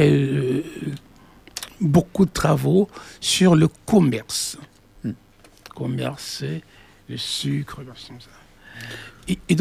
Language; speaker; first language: French; native; French